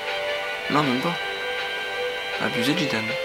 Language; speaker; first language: French; native; French